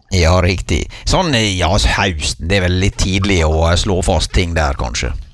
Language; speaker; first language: Norwegian; native; Norwegian